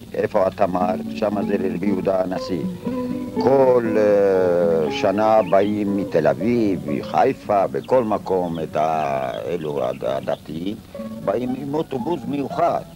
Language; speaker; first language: Hebrew; non-native, fluent; Ladino